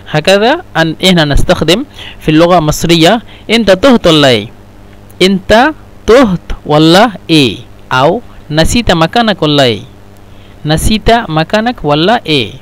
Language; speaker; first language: Egyptian Arabic; non-native, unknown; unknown